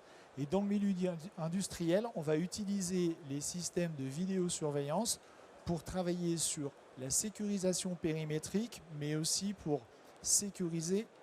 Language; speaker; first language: French; native; French